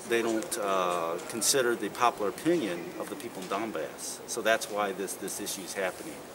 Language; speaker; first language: English; native; English